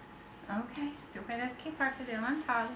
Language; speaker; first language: Spanish; non-native, learner; English